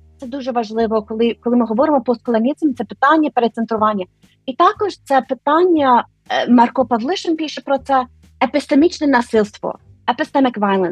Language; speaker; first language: Ukrainian; non-native, fluent; English